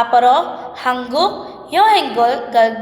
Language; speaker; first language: Korean; non-native, learner; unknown